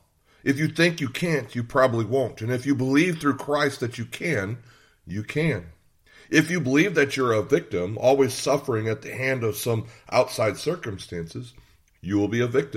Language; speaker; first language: English; native; English